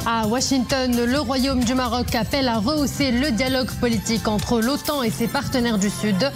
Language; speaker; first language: French; non-native, local second language; Arabic